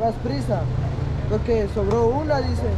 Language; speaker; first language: Spanish; native; Spanish